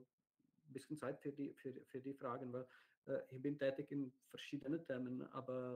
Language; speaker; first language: German; non-native, learner; Czech